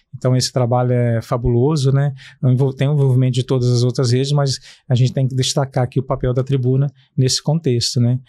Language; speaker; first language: Portuguese; native; Portuguese